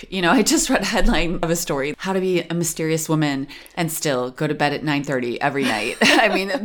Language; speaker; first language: English; native; English